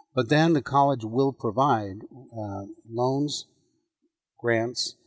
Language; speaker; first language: English; native; English